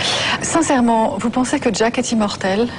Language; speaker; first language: French; native; French